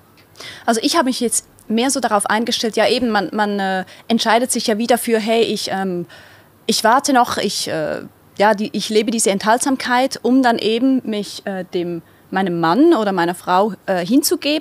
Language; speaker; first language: German; native; German